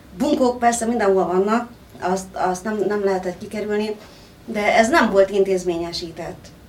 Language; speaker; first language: Hungarian; early bilingual, other home language; Greek